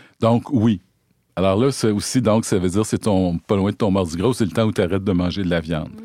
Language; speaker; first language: French; native; French